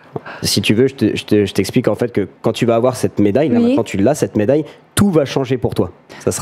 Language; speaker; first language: French; native; French